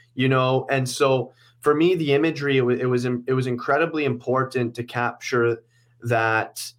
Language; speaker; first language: English; native; English